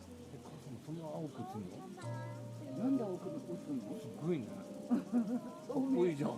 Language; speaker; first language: Japanese; native; Japanese